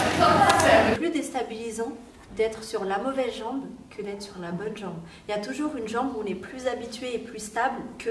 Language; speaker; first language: French; native; French